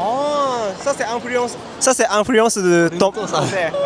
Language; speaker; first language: French; non-native, learner; Japanese